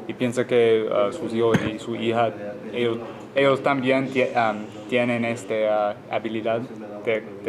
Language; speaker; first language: Spanish; non-native, learner; English